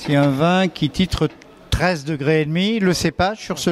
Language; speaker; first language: French; native; French